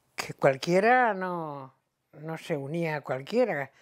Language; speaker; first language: Spanish; native; Spanish